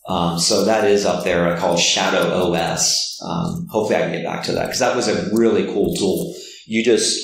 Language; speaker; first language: English; native; English